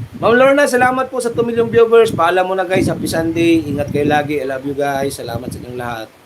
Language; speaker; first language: Filipino; native; Filipino